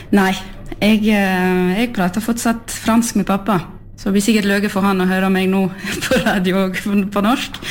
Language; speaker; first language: Norwegian; non-native, fluent; French